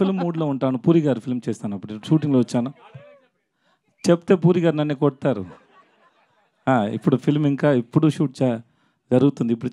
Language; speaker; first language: Telugu; non-native, learner; Tamil